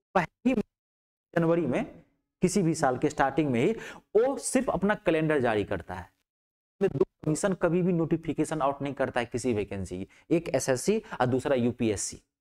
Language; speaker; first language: Hindi; native; Hindi